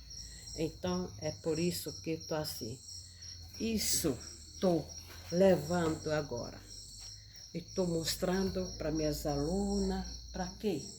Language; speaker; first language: Portuguese; non-native, local second language; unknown